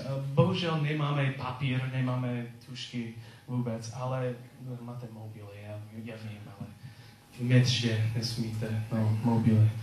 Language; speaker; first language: Czech; non-native, learner; English